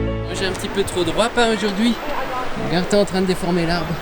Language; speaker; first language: French; native; French